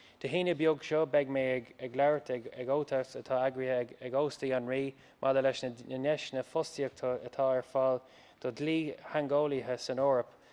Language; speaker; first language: Irish; non-native, local second language; English